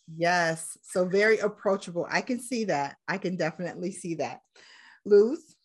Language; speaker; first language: English; native; English